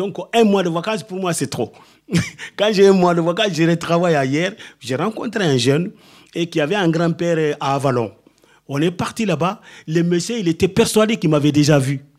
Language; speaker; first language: French; non-native, local second language; Soninke